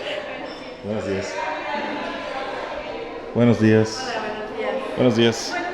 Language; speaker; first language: Spanish; non-native, learner; English